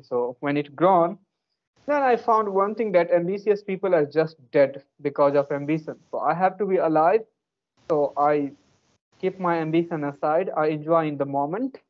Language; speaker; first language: English; non-native, local second language; Hindi